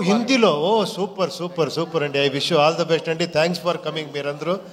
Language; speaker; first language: Telugu; non-native, fluent; Kannada